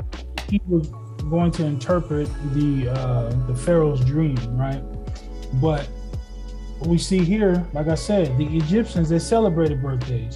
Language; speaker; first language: English; native; English